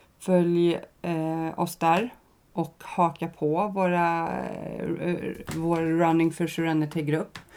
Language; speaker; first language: Swedish; native; Swedish